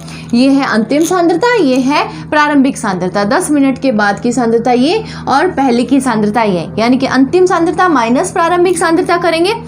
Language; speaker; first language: Hindi; native; Hindi